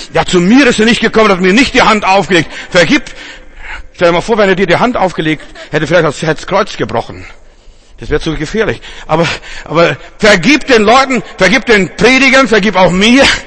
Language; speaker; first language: German; non-native, fluent; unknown